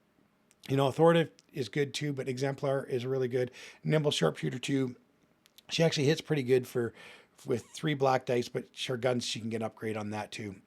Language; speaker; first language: English; native; English